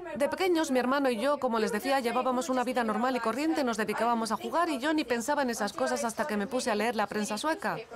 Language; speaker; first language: Spanish; non-native, fluent; Swedish